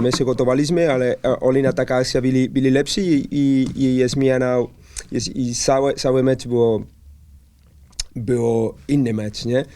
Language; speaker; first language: Polish; non-native, learner; Spanish